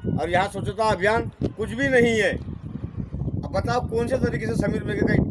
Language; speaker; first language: Hindi; non-native, local second language; Marathi